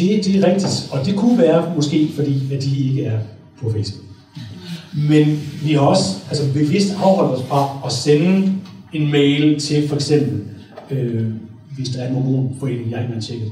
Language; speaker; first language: Danish; native; Danish